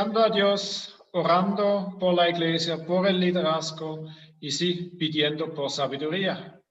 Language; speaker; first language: Spanish; non-native, fluent; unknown